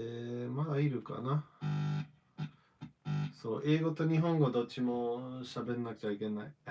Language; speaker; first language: Japanese; non-native, fluent; English